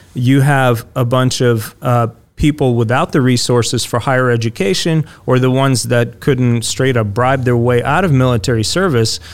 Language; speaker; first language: English; early bilingual, other home language; Russian